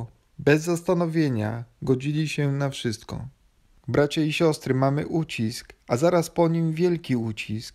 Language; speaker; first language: Polish; native; Polish